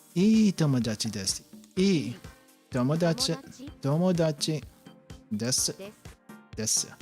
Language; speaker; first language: Japanese; non-native, learner; English